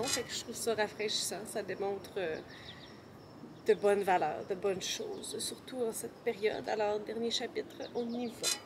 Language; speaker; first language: French; native; French